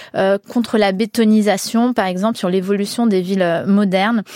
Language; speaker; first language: French; early bilingual, heritage; Spanish